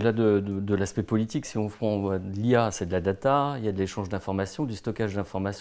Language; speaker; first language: French; native; French